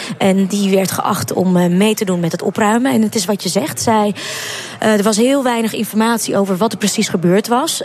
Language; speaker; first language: Dutch; early bilingual, other home language; Russian